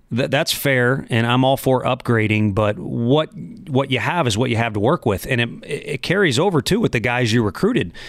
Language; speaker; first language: English; native; English